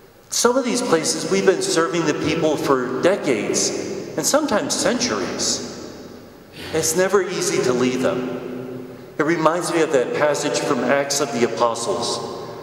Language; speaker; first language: English; native; English